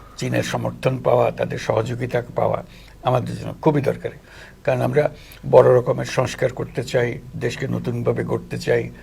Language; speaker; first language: Bangla; native; Bangla